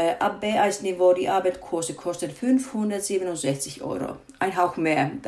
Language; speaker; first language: German; non-native, fluent; Finnish